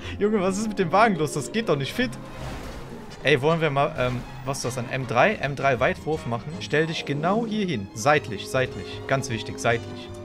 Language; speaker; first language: German; native; German